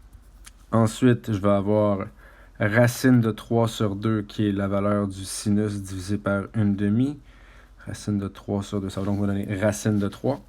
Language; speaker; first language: French; native; French